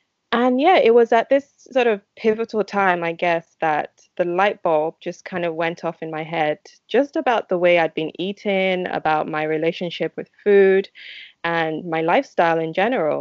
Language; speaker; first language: English; non-native, local second language; Yoruba